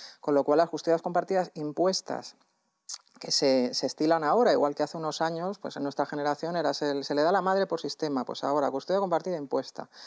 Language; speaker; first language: Spanish; native; Spanish